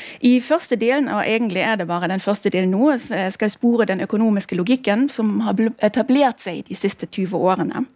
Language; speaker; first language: Norwegian; non-native, fluent; German